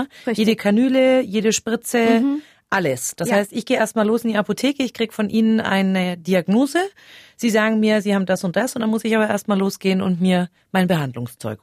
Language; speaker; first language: German; native; German